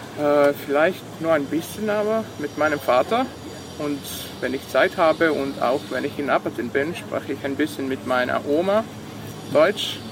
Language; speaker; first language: German; non-native, fluent; Serbian